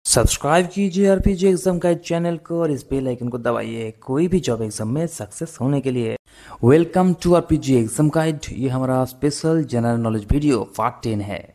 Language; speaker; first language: Hindi; non-native, local second language; Bangla